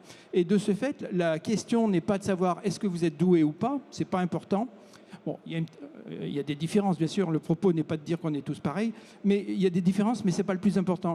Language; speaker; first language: French; native; French